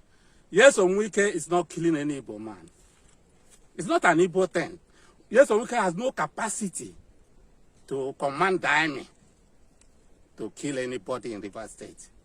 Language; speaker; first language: English; non-native, local second language; Igbo